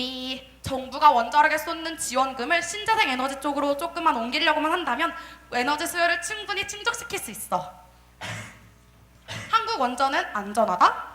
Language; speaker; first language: Korean; native; Korean